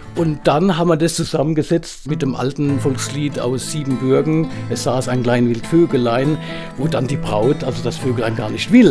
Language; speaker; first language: German; native; German